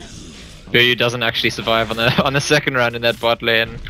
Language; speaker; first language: English; native; English